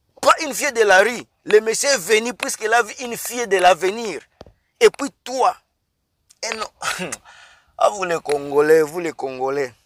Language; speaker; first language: French; non-native, local second language; Lingala